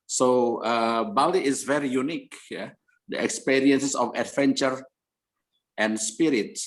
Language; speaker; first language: English; non-native, learner; Indonesian